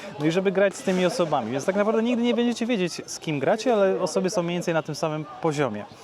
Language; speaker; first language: Polish; native; Polish